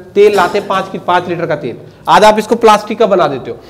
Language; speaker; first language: Hindi; native; Hindi